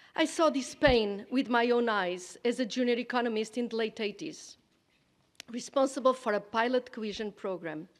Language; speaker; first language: English; non-native, fluent; Portuguese